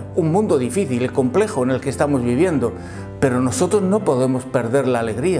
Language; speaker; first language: Spanish; native; Spanish